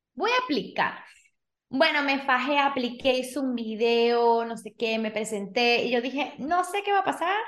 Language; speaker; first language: Spanish; early bilingual, other home language; Portuguese